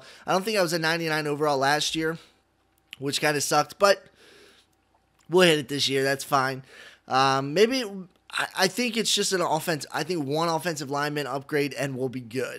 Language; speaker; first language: English; native; English